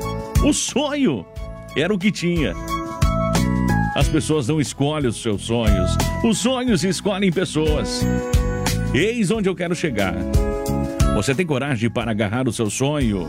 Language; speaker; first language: Portuguese; native; Portuguese